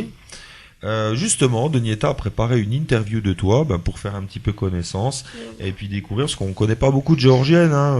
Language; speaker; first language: French; native; French